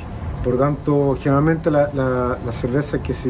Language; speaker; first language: Spanish; native; Spanish